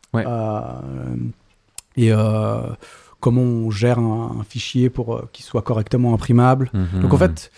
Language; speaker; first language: French; native; French